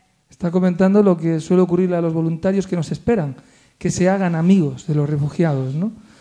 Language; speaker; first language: Spanish; native; Spanish